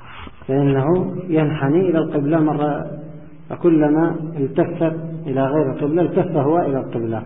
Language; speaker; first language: Arabic; native; Arabic